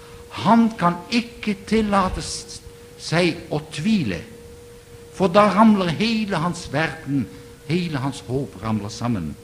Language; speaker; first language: Norwegian; non-native, fluent; Dutch